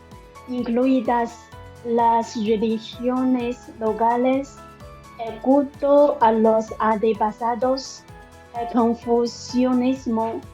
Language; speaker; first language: Spanish; non-native, learner; Chinese